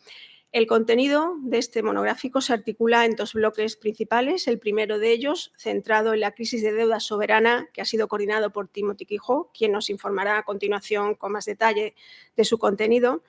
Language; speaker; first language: Spanish; native; Spanish